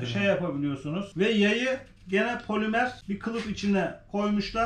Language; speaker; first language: Turkish; native; Turkish